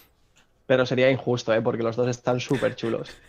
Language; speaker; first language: Spanish; native; Spanish